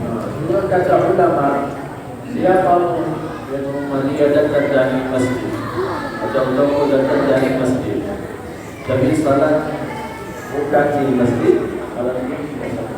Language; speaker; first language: Indonesian; non-native, learner; Arabic